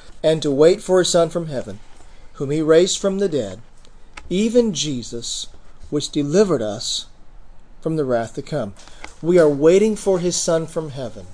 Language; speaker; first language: English; native; English